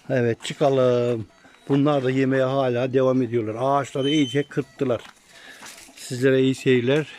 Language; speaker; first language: Turkish; native; Turkish